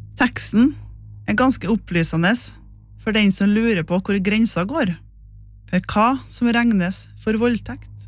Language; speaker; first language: Norwegian; native; Norwegian